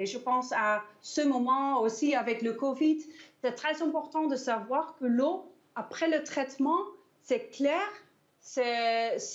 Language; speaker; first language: French; non-native, fluent; Dutch